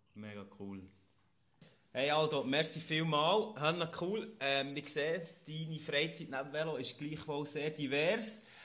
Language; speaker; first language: German; native; German